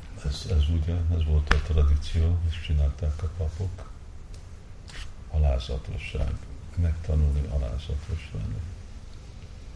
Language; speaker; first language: Hungarian; early bilingual, heritage; Hungarian